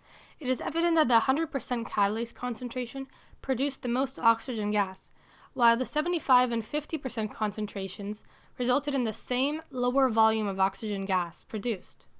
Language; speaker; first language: English; native; English